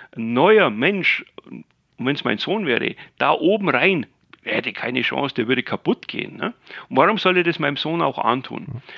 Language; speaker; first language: German; native; German